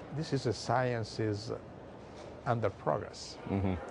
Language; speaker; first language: English; non-native, learner; Italian